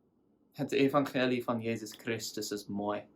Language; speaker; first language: Dutch; non-native, learner; English